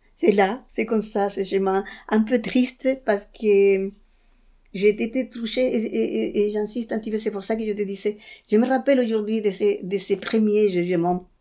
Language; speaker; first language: French; non-native, fluent; Spanish